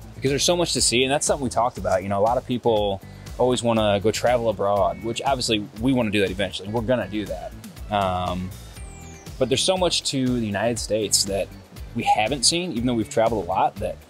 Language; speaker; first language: English; native; English